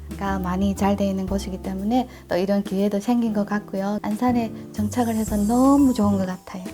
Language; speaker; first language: Korean; early bilingual, heritage; Korean